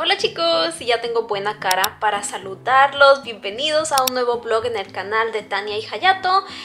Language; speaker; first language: Spanish; native; Spanish